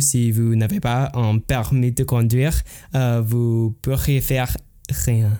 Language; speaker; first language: French; non-native, learner; English